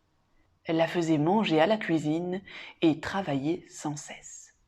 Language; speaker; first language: French; native; French